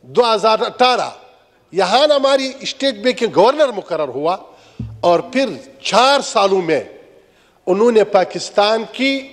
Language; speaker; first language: Urdu; non-native, local second language; Pashto